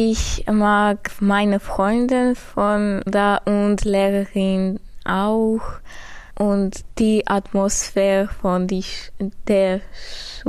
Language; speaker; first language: German; non-native, learner; Armenian